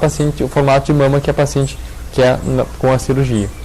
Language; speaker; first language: Portuguese; native; Portuguese